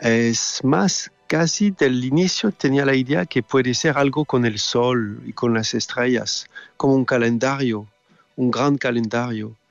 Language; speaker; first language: Spanish; non-native, fluent; French